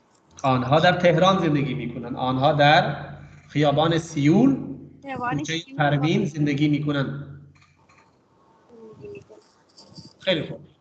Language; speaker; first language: Persian; non-native, fluent; Urdu